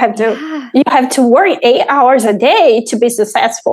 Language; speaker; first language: English; non-native, fluent; Portuguese